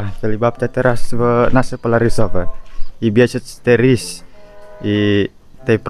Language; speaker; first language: Polish; non-native, learner; Balinese